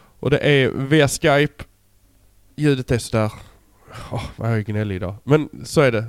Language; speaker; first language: Swedish; native; Swedish